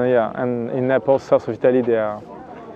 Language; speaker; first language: English; non-native, fluent; French